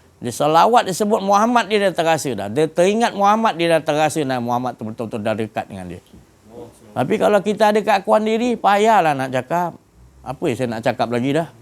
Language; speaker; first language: Malay; native; Malay